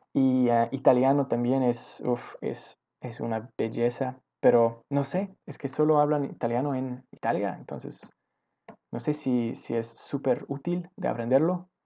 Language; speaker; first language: Spanish; non-native, fluent; English